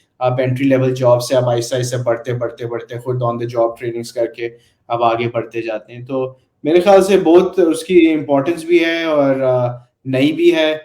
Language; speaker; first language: Urdu; native; Urdu